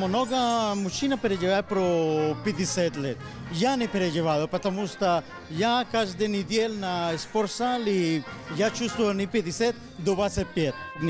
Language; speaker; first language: Ukrainian; non-native, learner; Spanish